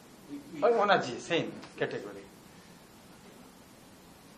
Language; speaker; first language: Japanese; non-native, learner; Bangla